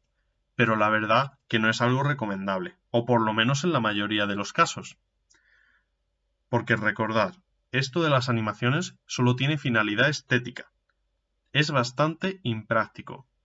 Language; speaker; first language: Spanish; native; Spanish